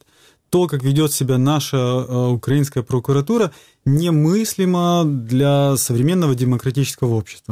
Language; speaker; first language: Russian; native; Russian